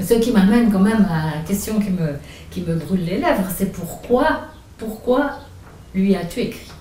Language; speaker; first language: French; native; French